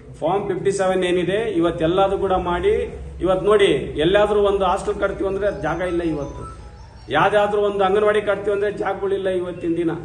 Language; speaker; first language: Kannada; native; Kannada